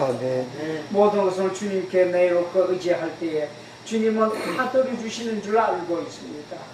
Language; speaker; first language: Korean; native; Korean